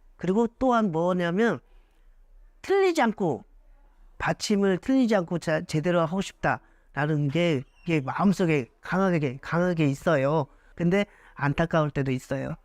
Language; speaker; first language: Korean; native; Korean